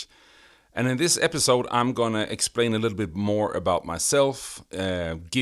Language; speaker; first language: English; non-native, fluent; Swedish